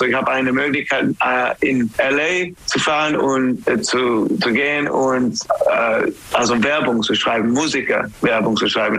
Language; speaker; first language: German; non-native, learner; English